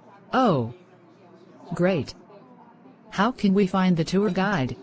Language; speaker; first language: English; non-native, learner; Khmer